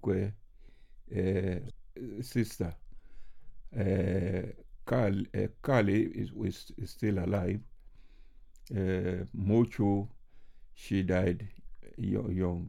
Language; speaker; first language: English; non-native, local second language; Ga